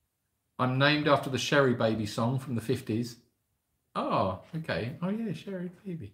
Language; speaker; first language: English; native; English